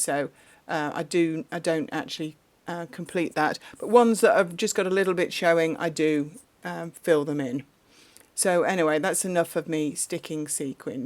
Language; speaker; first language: English; native; English